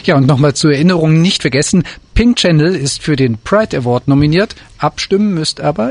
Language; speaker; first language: German; native; German